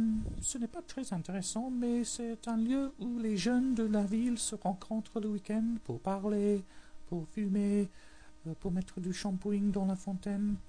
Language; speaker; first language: French; non-native, fluent; English